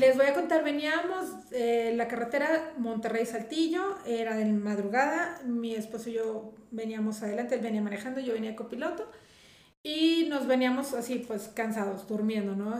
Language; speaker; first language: Spanish; native; Spanish